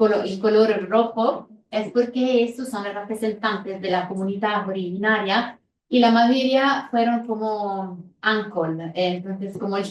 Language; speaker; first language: Spanish; non-native, fluent; Italian